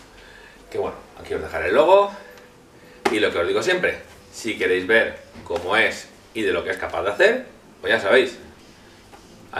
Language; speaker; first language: Spanish; native; Spanish